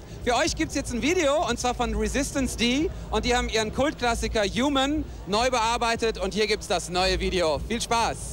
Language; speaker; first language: German; native; German